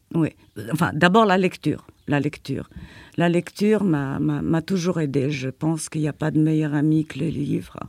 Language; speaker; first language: French; non-native, fluent; Polish